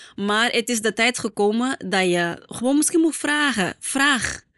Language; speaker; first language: Dutch; non-native, fluent; Portuguese